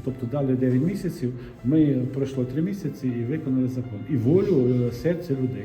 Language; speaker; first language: Ukrainian; non-native, local second language; Russian